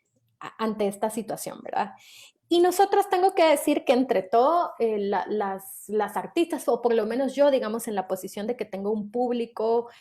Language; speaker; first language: Spanish; native; Spanish